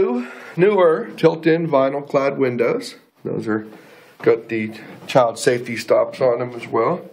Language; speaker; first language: English; native; English